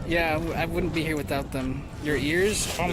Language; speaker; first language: English; native; English